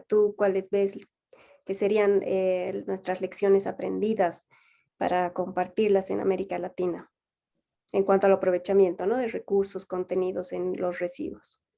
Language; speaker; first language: Spanish; native; Spanish